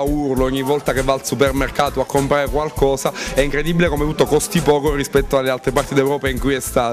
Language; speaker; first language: Italian; native; Italian